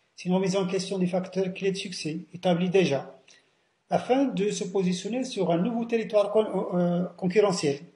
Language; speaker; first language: French; non-native, local second language; Arabic